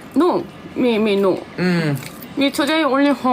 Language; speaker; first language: English; non-native, learner; Korean